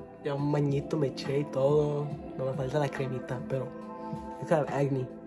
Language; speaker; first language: Spanish; early bilingual, heritage; Spanish